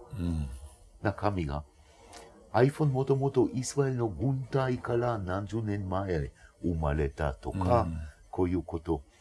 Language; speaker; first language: Japanese; non-native, fluent; Hebrew